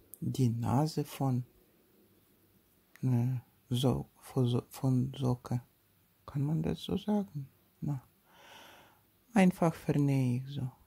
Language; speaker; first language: German; non-native, learner; Russian